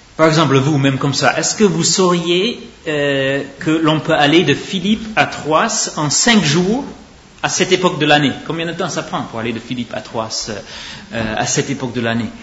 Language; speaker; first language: French; non-native, fluent; English